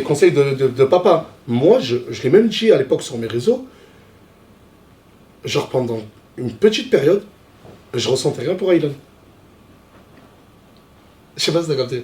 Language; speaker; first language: French; native; French